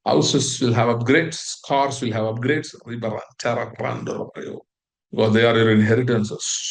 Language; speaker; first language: English; non-native, local second language; Tamil